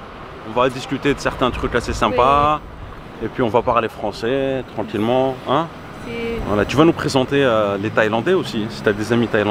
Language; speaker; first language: French; native; French